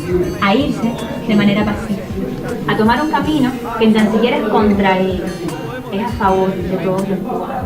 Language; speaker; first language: Spanish; native; Spanish